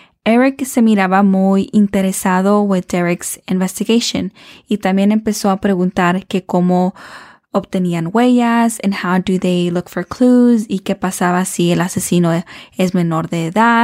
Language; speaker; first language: Spanish; early bilingual, heritage; Spanish